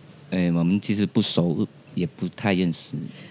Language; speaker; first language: Chinese; non-native, local second language; Cantonese